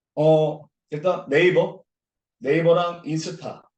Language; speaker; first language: Korean; native; Korean